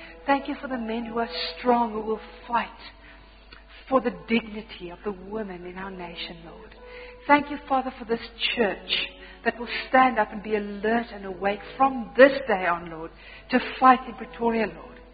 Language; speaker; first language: English; non-native, local second language; Afrikaans